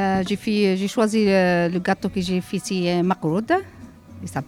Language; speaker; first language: French; non-native, learner; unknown